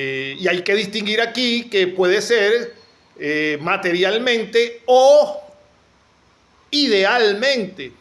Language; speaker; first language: Spanish; native; Spanish